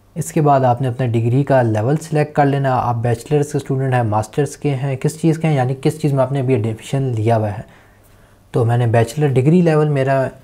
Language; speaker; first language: Urdu; native; Urdu